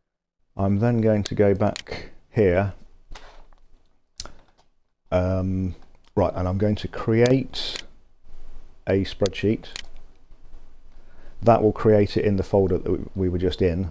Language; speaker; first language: English; native; English